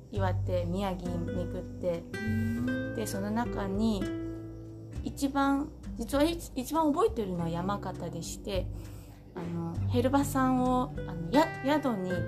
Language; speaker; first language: Japanese; non-native, fluent; Chinese